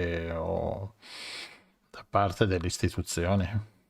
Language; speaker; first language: Italian; native; Italian